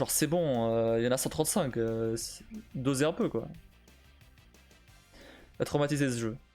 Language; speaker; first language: French; native; French